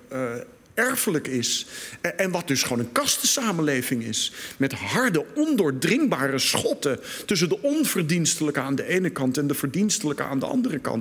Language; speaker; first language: Dutch; native; Dutch